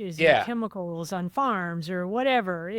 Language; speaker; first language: English; native; English